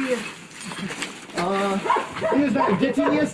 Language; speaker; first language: Russian; non-native, learner; English